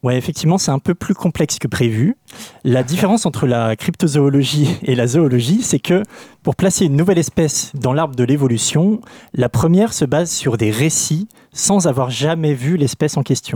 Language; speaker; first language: French; native; French